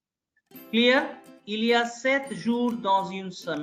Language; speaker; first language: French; non-native, fluent; Bangla